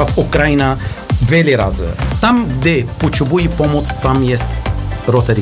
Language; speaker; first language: Polish; non-native, learner; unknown